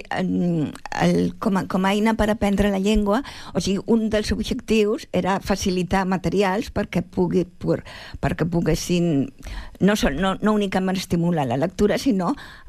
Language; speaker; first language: Catalan; native; Catalan